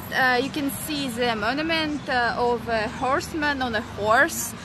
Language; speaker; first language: English; non-native, learner; Russian